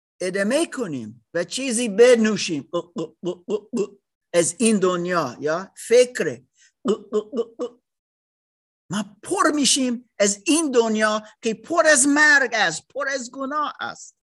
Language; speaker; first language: Persian; non-native, learner; English